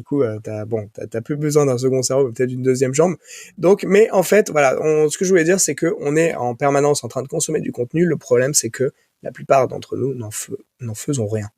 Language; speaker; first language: French; native; French